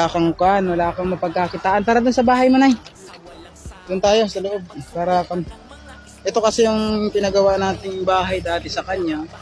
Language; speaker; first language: Filipino; non-native, local second language; Cebuano